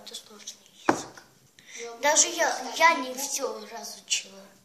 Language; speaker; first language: Russian; non-native, learner; Armenian